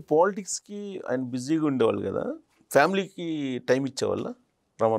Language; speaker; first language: Telugu; native; Telugu